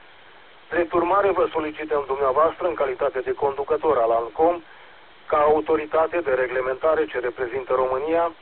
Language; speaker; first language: Romanian; native; Romanian